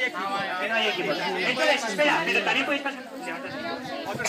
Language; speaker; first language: Spanish; native; Spanish